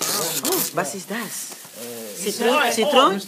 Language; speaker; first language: German; non-native, learner; Spanish